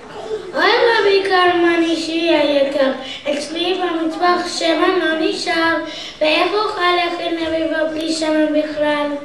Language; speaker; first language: Hebrew; non-native, learner; English